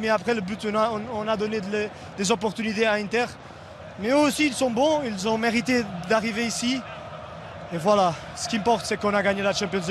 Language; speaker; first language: French; non-native, fluent; Portuguese